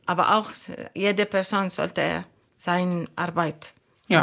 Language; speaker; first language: German; non-native, learner; Arabic